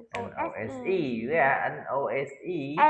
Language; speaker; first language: English; non-native, learner; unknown